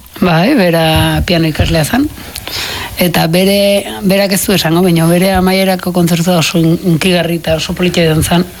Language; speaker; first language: Basque; native; Basque